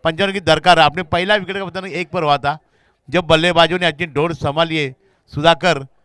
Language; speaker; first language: Hindi; non-native, local second language; Marathi